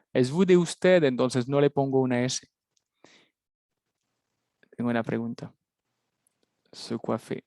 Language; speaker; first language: Spanish; non-native, fluent; French